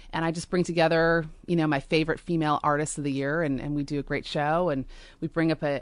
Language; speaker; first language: English; native; English